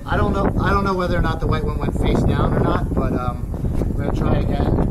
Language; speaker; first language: English; native; English